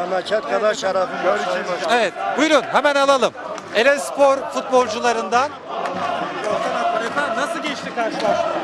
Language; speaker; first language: Turkish; native; Turkish